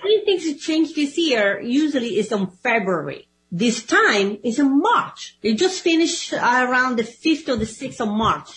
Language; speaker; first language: English; non-native, fluent; Italian